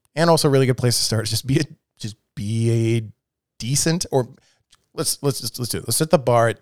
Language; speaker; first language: English; native; English